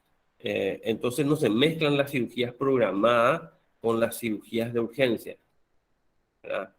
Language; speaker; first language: Spanish; native; Spanish